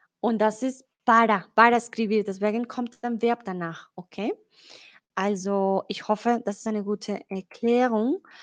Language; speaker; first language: German; non-native, learner; Spanish